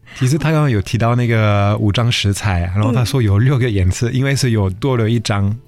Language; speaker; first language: Chinese; non-native, fluent; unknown